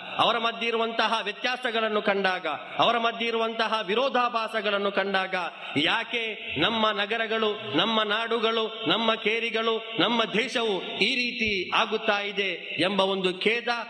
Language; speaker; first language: Kannada; non-native, local second language; Badaga